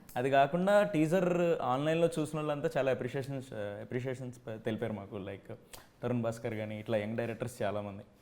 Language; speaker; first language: Telugu; native; Telugu